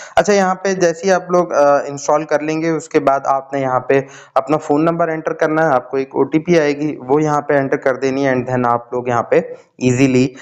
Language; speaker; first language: Urdu; native; Urdu